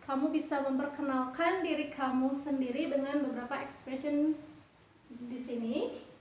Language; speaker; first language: Indonesian; non-native, local second language; Sundanese